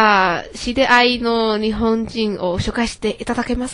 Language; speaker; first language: Japanese; non-native, learner; Chinese